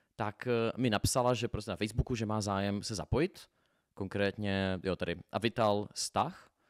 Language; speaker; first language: Czech; non-native, fluent; Russian